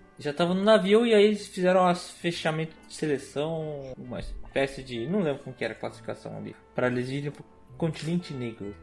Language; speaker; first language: Portuguese; native; Portuguese